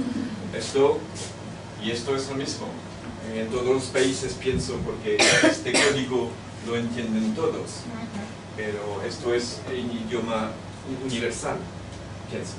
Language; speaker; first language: Spanish; non-native, fluent; French